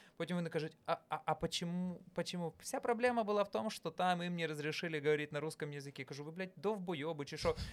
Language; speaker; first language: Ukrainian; non-native, local second language; Russian